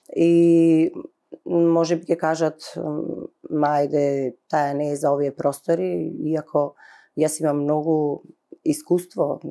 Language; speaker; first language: Macedonian; native; Macedonian